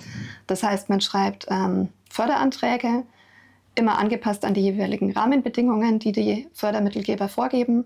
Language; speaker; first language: German; native; German